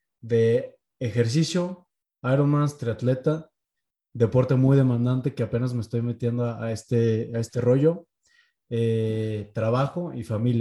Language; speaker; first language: Spanish; native; Spanish